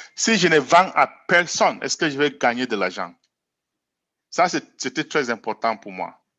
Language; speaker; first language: French; non-native, local second language; English